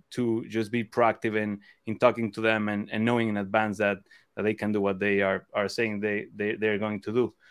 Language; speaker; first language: English; non-native, fluent; Spanish